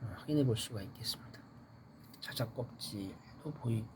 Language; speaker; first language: Korean; native; Korean